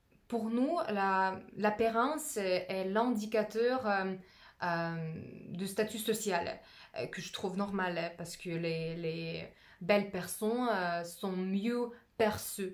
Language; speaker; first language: French; non-native, fluent; Russian